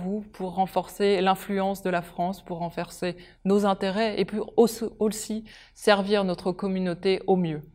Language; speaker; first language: French; native; French